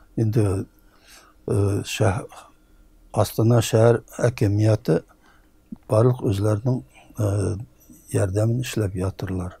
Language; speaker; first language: Tatar; early bilingual, heritage; Tatar